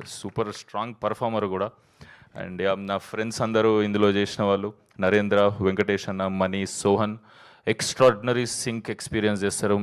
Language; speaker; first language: Telugu; native; Telugu